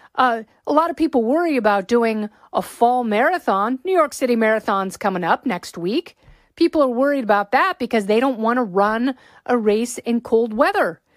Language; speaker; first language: English; native; English